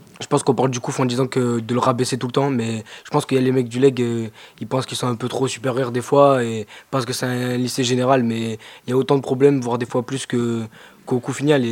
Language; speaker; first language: French; native; French